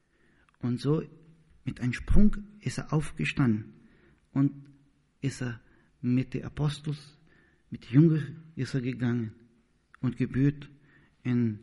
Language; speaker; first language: German; non-native, learner; Portuguese